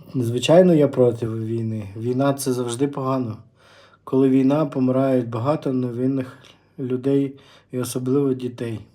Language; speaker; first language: Ukrainian; non-native, local second language; Russian